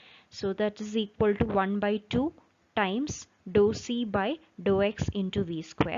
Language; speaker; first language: English; non-native, local second language; Malayalam